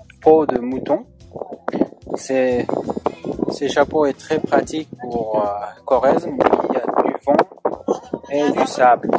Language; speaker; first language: French; non-native, fluent; Uzbek